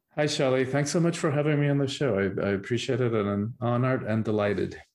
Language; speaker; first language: English; early bilingual, other home language; Spanish